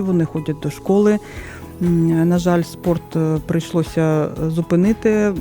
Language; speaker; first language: Ukrainian; non-native, local second language; Russian